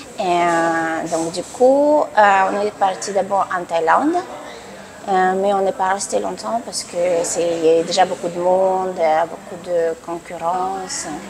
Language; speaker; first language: French; non-native, fluent; Russian